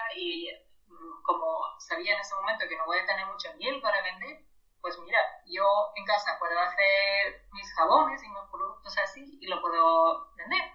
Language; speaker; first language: Spanish; non-native, fluent; German